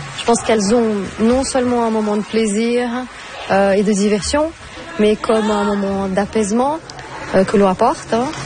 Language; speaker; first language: French; non-native, fluent; Portuguese